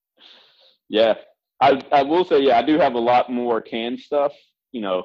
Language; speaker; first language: English; native; English